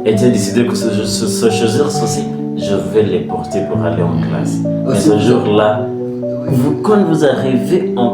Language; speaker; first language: French; non-native, learner; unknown